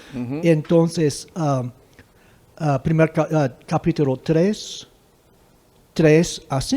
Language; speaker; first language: Spanish; non-native, fluent; English